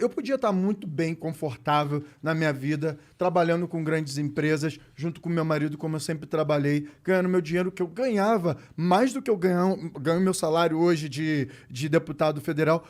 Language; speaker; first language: Portuguese; native; Portuguese